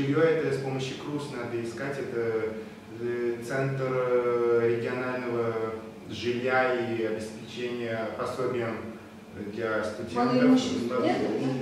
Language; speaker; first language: Russian; non-native, local second language; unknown